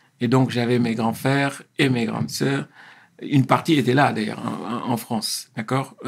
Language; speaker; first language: French; non-native, local second language; Wolof